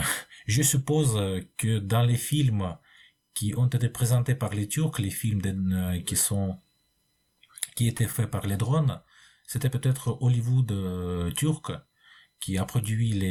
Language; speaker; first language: French; non-native, fluent; Russian